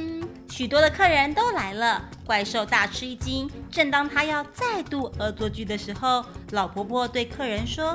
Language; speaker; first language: Chinese; native; Chinese